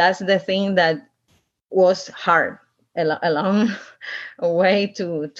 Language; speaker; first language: English; non-native, learner; Spanish